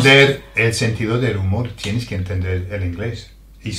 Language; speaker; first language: Spanish; non-native, fluent; English